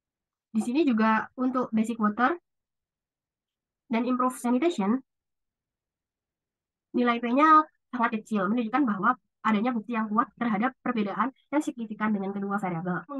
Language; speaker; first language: Indonesian; native; Indonesian